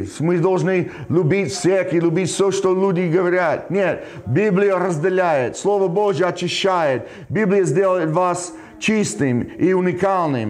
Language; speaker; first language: Russian; non-native, fluent; English